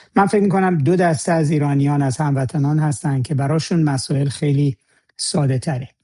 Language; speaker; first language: Persian; native; Persian